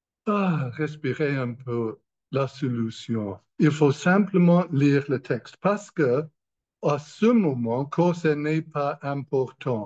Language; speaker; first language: French; non-native, learner; English